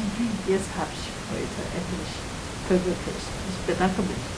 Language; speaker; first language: German; non-native, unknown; Chinese